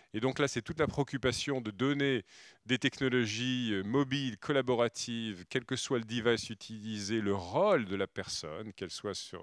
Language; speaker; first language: French; native; French